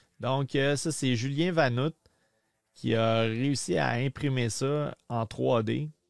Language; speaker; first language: French; native; French